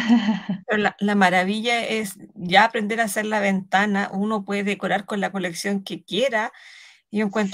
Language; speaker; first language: Spanish; native; Spanish